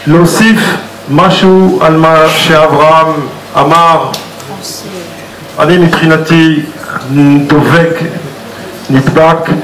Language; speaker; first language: Hebrew; non-native, fluent; French